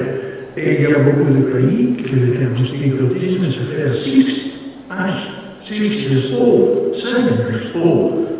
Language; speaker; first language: French; non-native, learner; Spanish